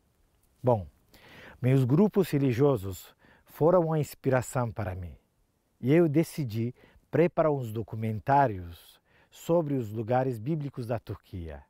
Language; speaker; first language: Portuguese; non-native, fluent; Turkish